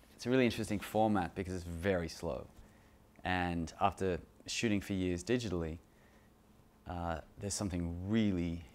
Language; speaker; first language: English; native; English